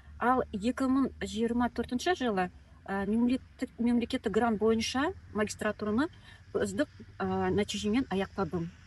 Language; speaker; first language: Kazakh; non-native, local second language; Tatar